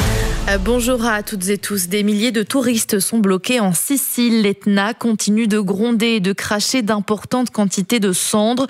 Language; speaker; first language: French; native; French